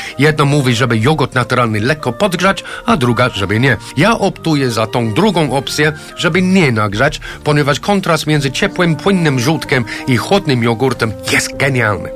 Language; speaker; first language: Polish; non-native, fluent; English